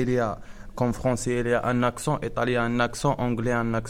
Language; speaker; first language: French; non-native, learner; Arabic